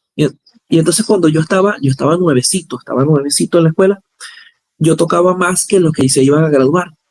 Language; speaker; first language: Spanish; native; Spanish